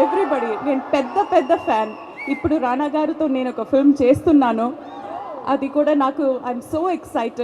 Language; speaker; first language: Telugu; non-native, fluent; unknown